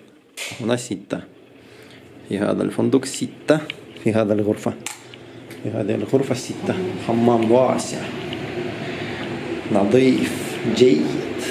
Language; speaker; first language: Arabic; non-native, local second language; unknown